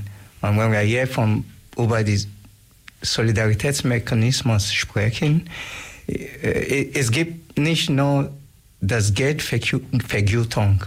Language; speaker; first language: German; non-native, learner; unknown